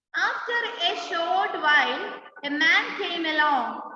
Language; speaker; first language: English; non-native, local second language; Malayalam